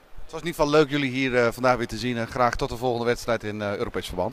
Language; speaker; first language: Dutch; native; Dutch